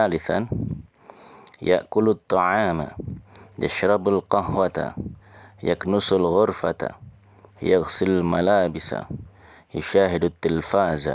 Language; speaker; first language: Arabic; non-native, fluent; Indonesian